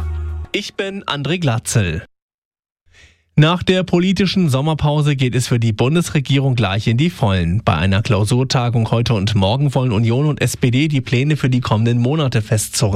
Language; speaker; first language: German; native; German